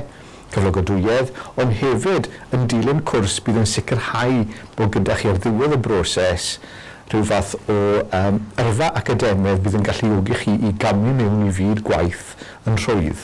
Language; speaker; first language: Welsh; native; Welsh